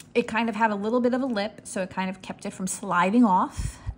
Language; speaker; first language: English; native; English